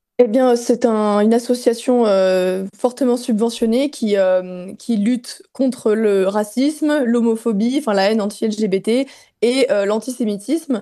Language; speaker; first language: French; native; French